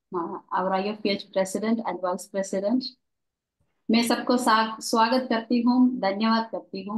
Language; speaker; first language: Hindi; non-native, local second language; Malayalam